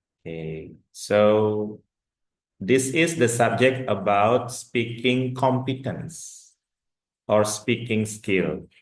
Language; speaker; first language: English; non-native, fluent; Indonesian